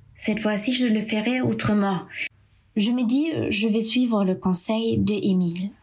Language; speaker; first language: French; non-native, fluent; German